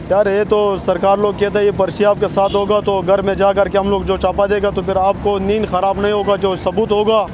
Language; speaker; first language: Urdu; early bilingual, other home language; Pashto